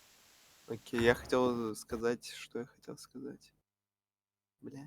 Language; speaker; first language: Russian; native; Russian